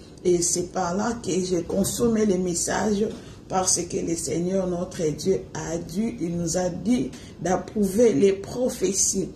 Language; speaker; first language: French; non-native, local second language; Lingala